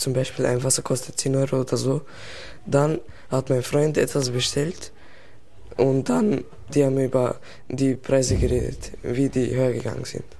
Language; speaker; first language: German; non-native, local second language; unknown